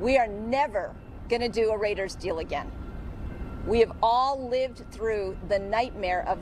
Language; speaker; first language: English; native; English